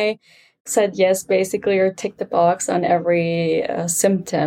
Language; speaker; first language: English; non-native, fluent; German